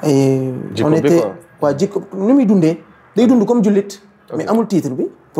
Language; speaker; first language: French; non-native, local second language; Wolof